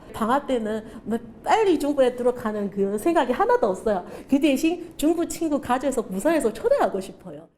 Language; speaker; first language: Korean; non-native, learner; Chinese